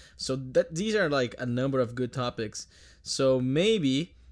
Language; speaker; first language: English; non-native, fluent; Portuguese